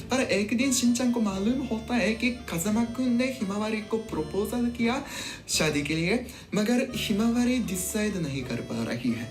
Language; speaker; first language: Hindi; non-native, fluent; Japanese